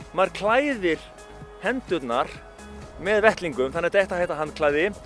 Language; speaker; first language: Icelandic; native; Icelandic